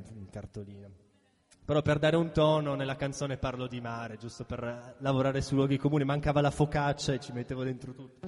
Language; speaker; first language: Italian; native; Italian